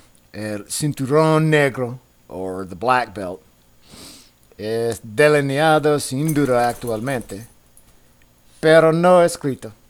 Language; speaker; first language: Spanish; non-native, fluent; English